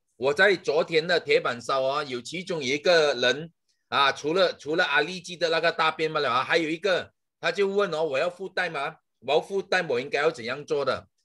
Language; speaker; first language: Chinese; native; Chinese